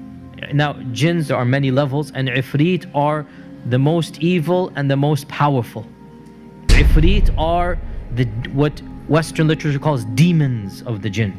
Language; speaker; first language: English; native; English